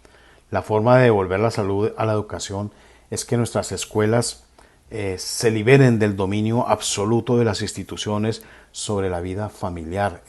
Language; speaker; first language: Spanish; native; Spanish